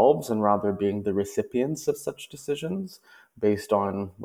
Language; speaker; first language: English; native; English